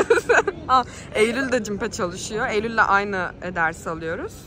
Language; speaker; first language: Turkish; native; Turkish